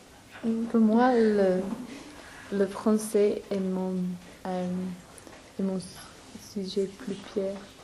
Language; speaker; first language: French; non-native, learner; English